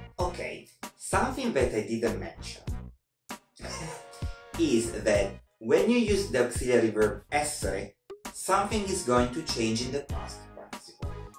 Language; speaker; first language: English; non-native, fluent; Italian